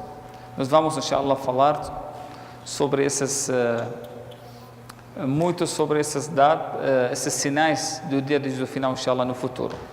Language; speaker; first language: Portuguese; non-native, fluent; Arabic